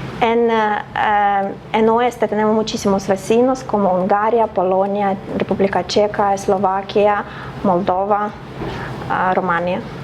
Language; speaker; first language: Spanish; non-native, fluent; Ukrainian